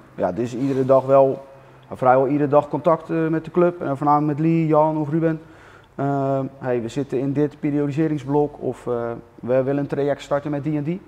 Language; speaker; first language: Dutch; native; Dutch